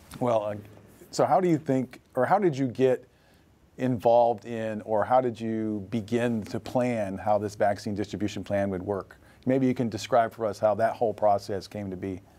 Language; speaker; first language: English; native; English